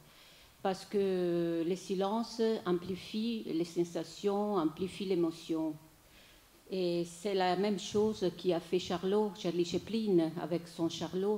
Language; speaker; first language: French; non-native, fluent; Italian